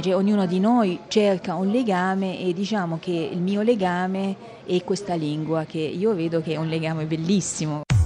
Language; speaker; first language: Italian; non-native, fluent; Arabic